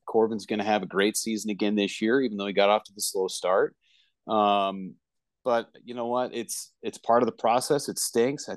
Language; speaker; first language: English; native; English